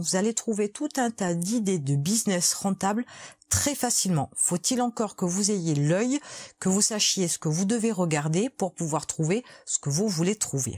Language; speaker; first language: French; native; French